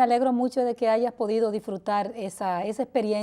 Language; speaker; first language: Spanish; native; Spanish